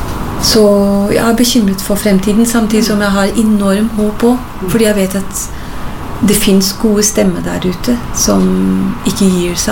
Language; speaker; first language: Norwegian; non-native, fluent; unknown